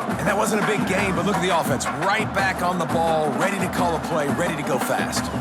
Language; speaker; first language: English; native; English